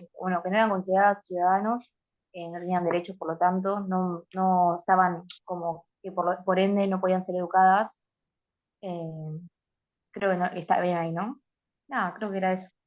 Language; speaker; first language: Spanish; native; Spanish